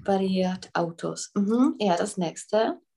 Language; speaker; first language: German; non-native, fluent; Czech